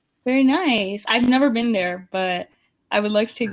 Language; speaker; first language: English; non-native, fluent; Spanish